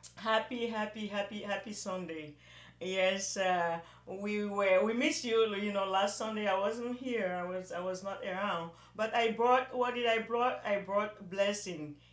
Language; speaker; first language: English; non-native, local second language; Yoruba